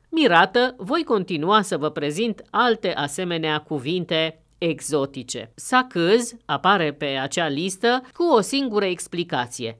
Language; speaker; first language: Romanian; native; Romanian